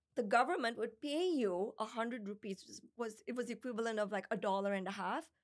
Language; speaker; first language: English; non-native, local second language; Urdu